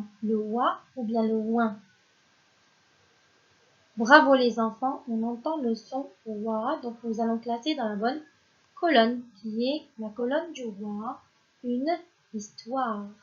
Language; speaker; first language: French; non-native, local second language; Arabic